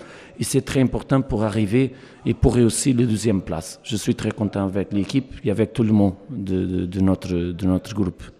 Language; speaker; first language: French; non-native, learner; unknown